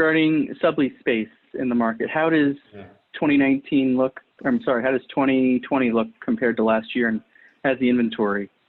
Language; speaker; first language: English; native; English